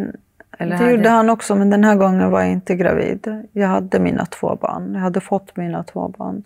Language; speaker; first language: Swedish; early bilingual, other home language; Arabic